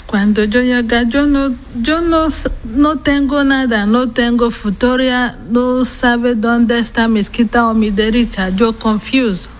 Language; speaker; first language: Spanish; non-native, learner; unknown